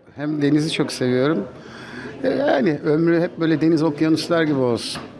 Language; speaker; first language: Turkish; native; Turkish